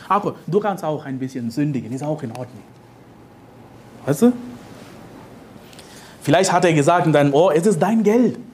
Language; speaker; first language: German; non-native, fluent; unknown